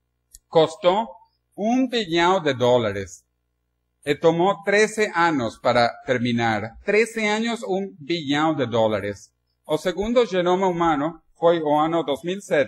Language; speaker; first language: Spanish; non-native, learner; Portuguese